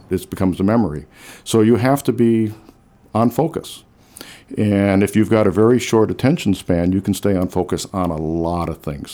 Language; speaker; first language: English; native; English